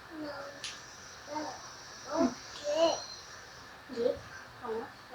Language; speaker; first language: English; non-native, learner; Filipino